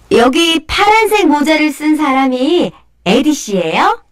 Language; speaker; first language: Korean; non-native, learner; Indonesian